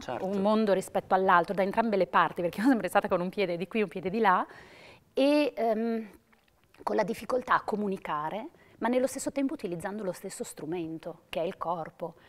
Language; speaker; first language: Italian; native; Italian